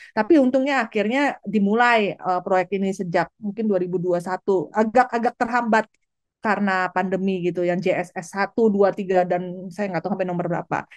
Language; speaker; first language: Indonesian; native; Indonesian